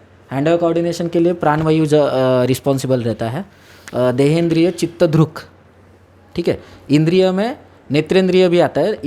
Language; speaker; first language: Hindi; non-native, local second language; Marathi